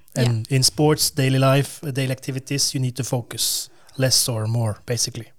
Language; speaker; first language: English; non-native, fluent; Portuguese